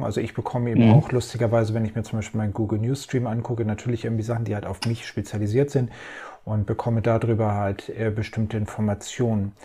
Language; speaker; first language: German; native; German